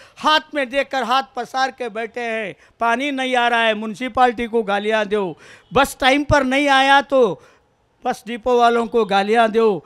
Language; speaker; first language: Hindi; non-native, local second language; Kannada